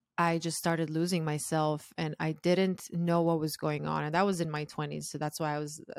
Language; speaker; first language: English; non-native, fluent; Croatian